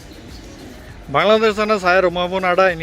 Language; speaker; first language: Indonesian; non-native, learner; Bangla